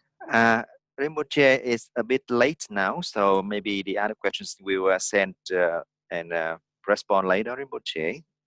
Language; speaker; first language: English; non-native, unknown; Vietnamese